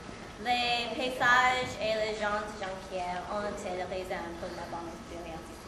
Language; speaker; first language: French; non-native, learner; English